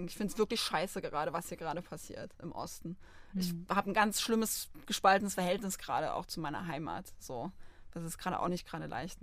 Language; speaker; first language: German; native; German